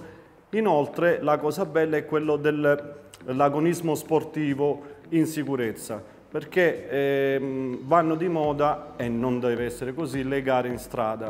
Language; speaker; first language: Italian; native; Italian